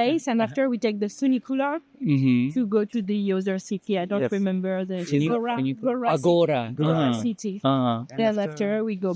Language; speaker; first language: English; non-native, learner; French